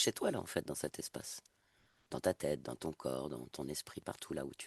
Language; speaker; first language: French; native; French